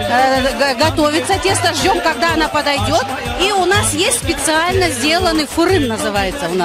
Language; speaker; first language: Russian; native; Russian